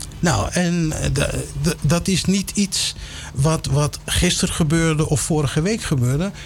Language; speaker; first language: Dutch; early bilingual, other home language; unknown